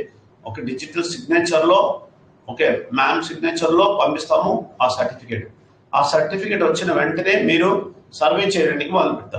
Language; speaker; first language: Telugu; non-native, fluent; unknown